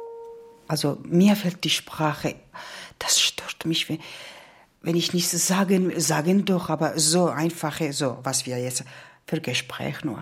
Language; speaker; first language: German; non-native, learner; Georgian